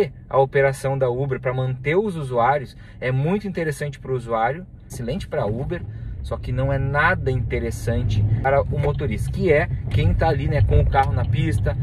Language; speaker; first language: Portuguese; native; Portuguese